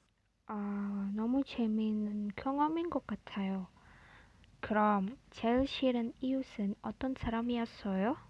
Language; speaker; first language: Korean; non-native, learner; Indonesian